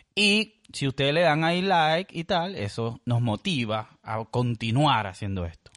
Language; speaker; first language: Spanish; native; Spanish